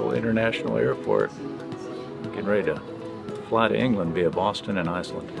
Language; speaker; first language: English; native; English